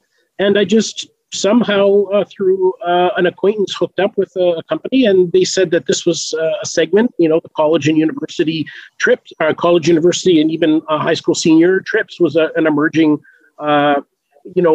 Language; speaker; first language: English; native; English